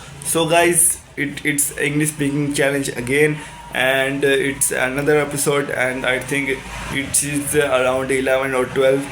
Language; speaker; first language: English; non-native, learner; Urdu